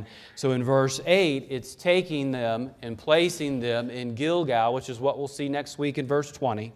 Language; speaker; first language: English; native; English